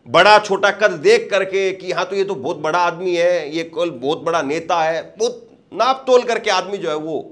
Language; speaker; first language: Hindi; native; Hindi